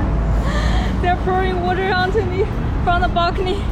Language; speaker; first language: English; non-native, fluent; Chinese